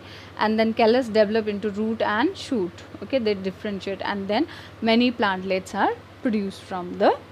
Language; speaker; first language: English; non-native, local second language; Hindi